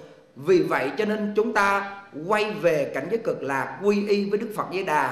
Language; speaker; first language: Vietnamese; native; Vietnamese